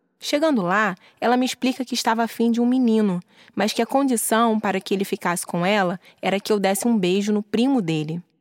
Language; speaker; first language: Portuguese; native; Portuguese